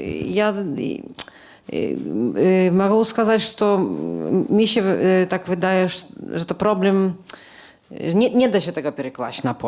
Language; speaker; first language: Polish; non-native, learner; Belarusian